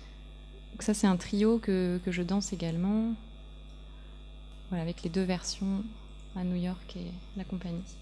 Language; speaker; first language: French; native; French